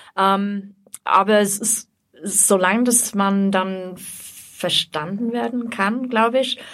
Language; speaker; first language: German; non-native, fluent; English